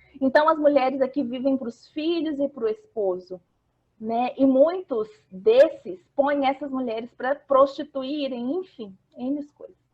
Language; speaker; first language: Portuguese; native; Portuguese